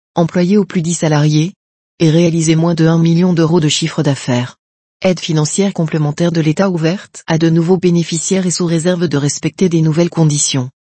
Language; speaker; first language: French; native; French